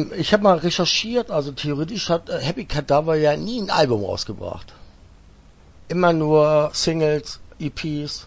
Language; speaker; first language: German; native; German